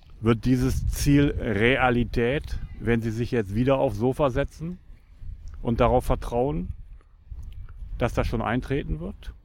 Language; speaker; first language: German; native; German